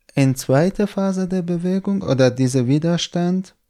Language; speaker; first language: German; non-native, fluent; Persian